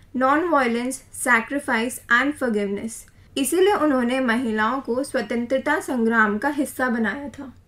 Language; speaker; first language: Hindi; native; Hindi